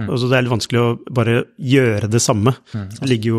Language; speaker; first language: Norwegian; native; Norwegian